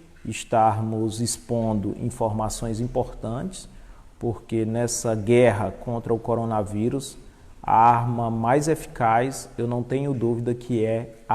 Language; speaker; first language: Portuguese; native; Portuguese